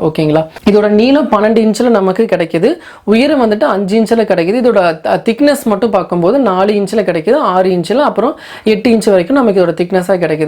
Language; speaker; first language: Tamil; native; Tamil